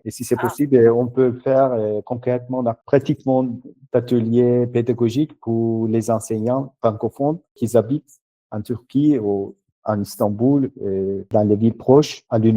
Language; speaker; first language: French; non-native, learner; Turkish